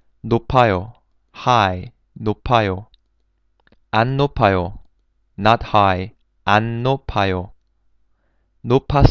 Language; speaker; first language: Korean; non-native, fluent; English